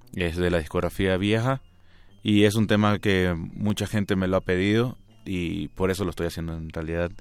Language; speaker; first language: Spanish; native; Spanish